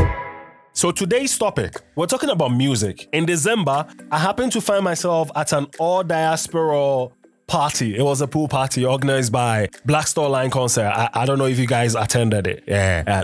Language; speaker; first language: English; non-native, local second language; Akan